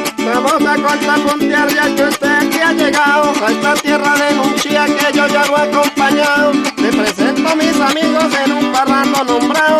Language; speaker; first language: Spanish; native; Spanish